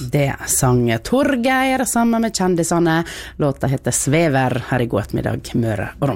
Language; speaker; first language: Norwegian; native; Norwegian